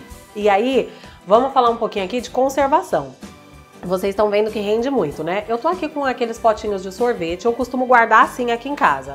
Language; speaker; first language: Portuguese; native; Portuguese